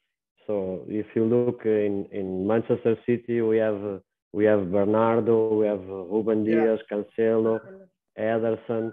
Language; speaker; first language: English; non-native, learner; Portuguese